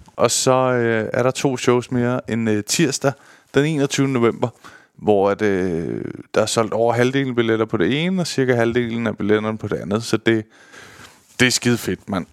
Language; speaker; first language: Danish; early bilingual, other home language; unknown